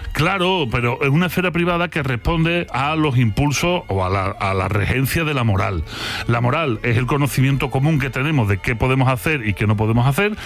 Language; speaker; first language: Spanish; native; Spanish